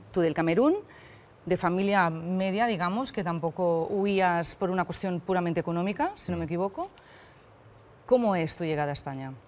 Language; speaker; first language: Spanish; non-native, local second language; Catalan